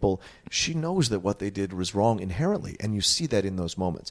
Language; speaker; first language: English; native; English